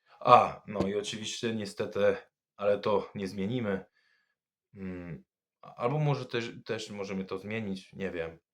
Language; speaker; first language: Polish; non-native, fluent; French